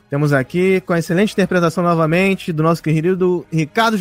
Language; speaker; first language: Portuguese; native; Portuguese